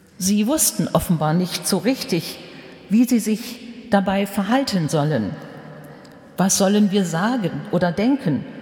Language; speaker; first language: German; native; German